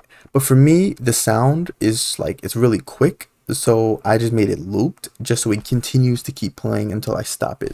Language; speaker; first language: English; native; English